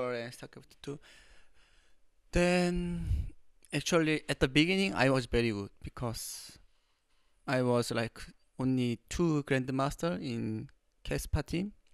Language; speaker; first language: English; non-native, learner; Korean